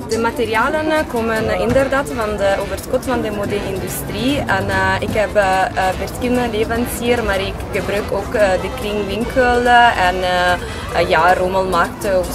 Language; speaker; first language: Dutch; non-native, fluent; Italian